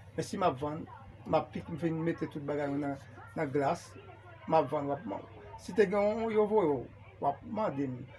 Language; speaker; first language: Haitian Creole; native; Haitian Creole